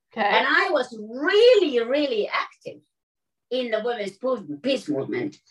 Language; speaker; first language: English; non-native, fluent; Finnish